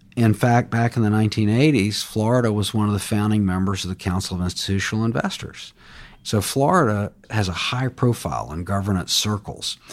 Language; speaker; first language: English; native; English